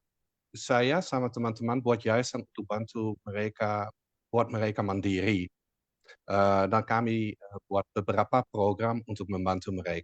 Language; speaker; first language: Indonesian; non-native, fluent; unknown